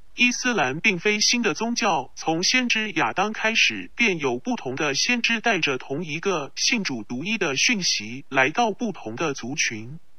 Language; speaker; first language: Chinese; non-native, local second language; Cantonese